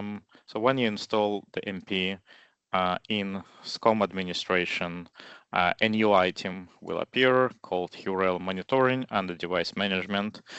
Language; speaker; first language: English; non-native, fluent; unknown